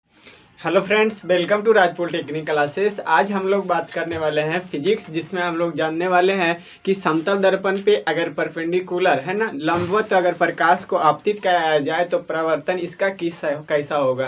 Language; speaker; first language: Hindi; native; Hindi